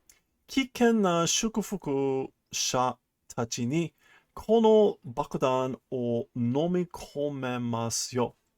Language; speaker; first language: Japanese; non-native, learner; English